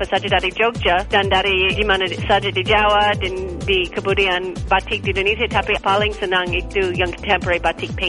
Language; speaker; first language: Indonesian; non-native, learner; English